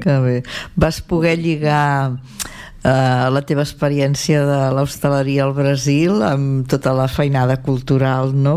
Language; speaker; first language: Catalan; native; Catalan